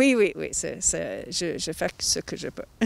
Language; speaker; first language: French; non-native, local second language; English